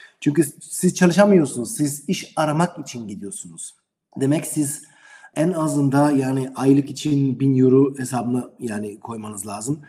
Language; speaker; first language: Turkish; non-native, learner; German